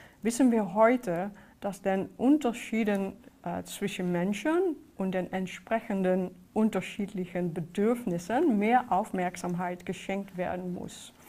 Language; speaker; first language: German; non-native, fluent; Dutch